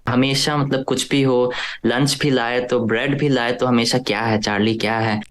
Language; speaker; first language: Hindi; early bilingual, other home language; Korean